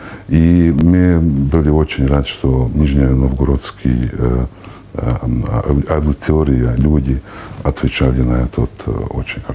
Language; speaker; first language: Russian; non-native, fluent; Hungarian